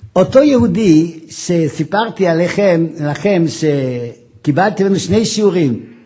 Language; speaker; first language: Hebrew; non-native, fluent; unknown